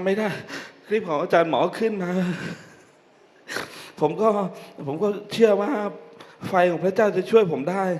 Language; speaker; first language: Thai; non-native, local second language; Hmong